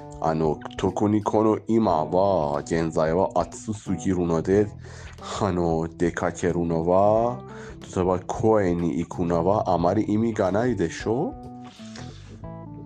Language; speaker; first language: Japanese; non-native, learner; Persian